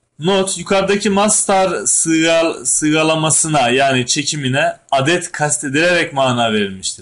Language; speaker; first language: Turkish; native; Turkish